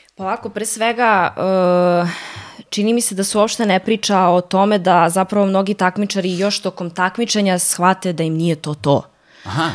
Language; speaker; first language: Serbian; early bilingual, heritage; Serbian